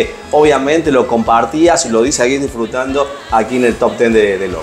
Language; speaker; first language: Spanish; native; Spanish